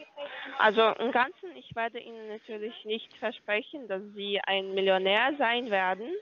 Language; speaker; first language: German; non-native, learner; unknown